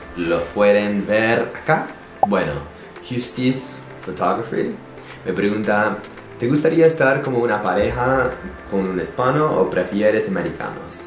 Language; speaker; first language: Spanish; non-native, fluent; English